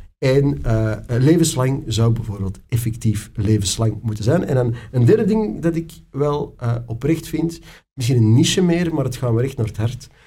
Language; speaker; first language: Dutch; native; Dutch